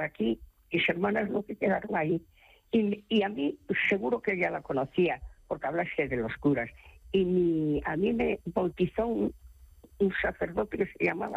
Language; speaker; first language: Spanish; native; Spanish